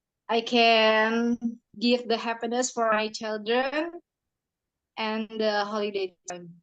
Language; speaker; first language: English; non-native, learner; Indonesian